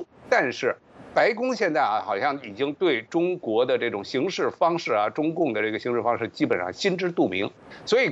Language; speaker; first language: Chinese; native; Chinese